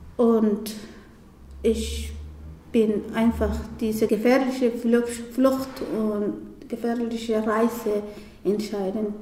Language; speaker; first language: German; non-native, learner; Somali